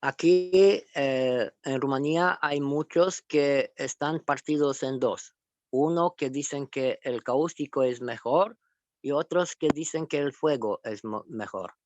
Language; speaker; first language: Spanish; non-native, fluent; Romanian